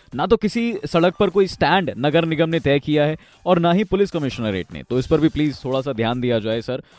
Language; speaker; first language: Hindi; native; Hindi